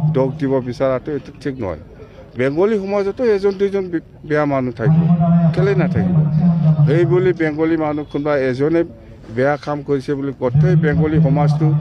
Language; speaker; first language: Assamese; non-native, local second language; Bodo